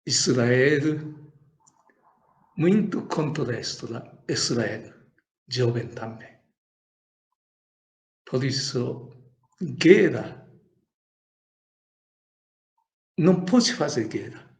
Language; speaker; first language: Portuguese; non-native, learner; Japanese